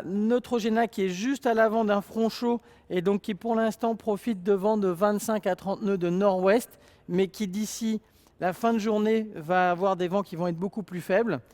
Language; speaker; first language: French; native; French